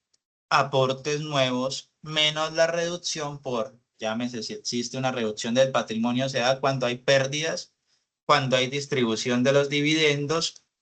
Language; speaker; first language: Spanish; native; Spanish